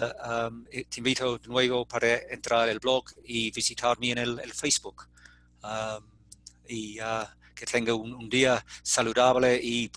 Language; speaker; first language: Spanish; non-native, fluent; English